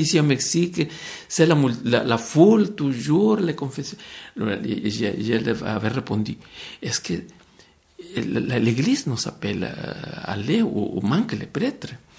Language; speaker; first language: French; non-native, fluent; Spanish